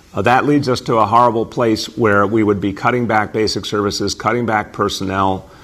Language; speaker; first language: English; native; English